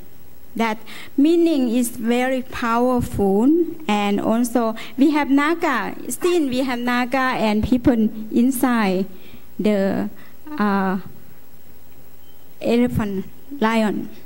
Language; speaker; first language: English; non-native, learner; Lao